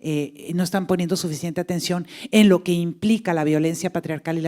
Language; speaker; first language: Spanish; native; Spanish